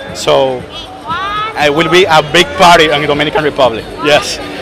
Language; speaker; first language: English; non-native, learner; Spanish